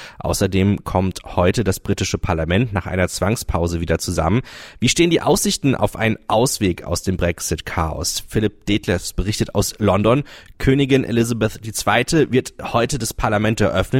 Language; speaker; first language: German; native; German